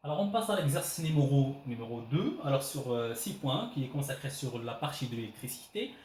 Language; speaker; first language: French; non-native, local second language; Arabic